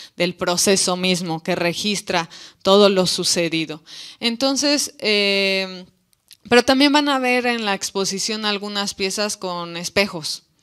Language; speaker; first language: Spanish; native; Spanish